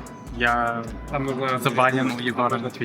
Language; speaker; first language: Russian; native; Russian